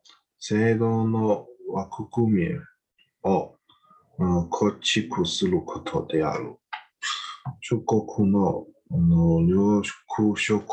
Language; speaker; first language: Japanese; non-native, learner; Chinese